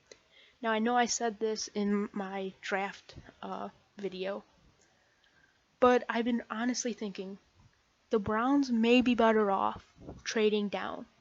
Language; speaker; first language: English; native; English